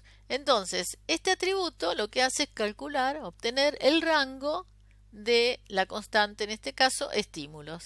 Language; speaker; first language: Spanish; native; Spanish